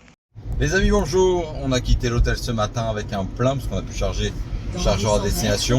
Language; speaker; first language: French; native; French